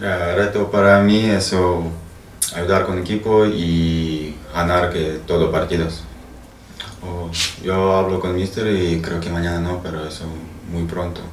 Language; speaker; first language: Spanish; non-native, learner; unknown